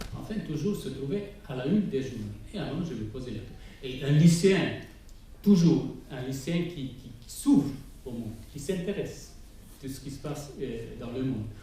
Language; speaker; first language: French; non-native, fluent; Hungarian